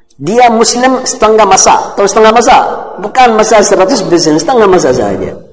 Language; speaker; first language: Malay; non-native, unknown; Arabic